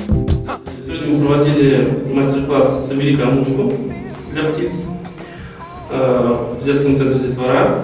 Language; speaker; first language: Russian; native; Russian